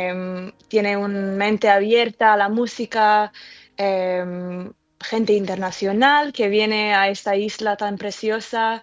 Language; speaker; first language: Spanish; early bilingual, heritage; English